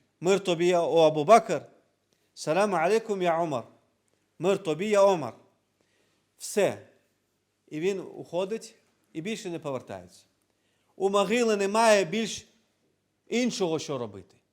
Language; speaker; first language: Ukrainian; non-native, local second language; Crimean Tatar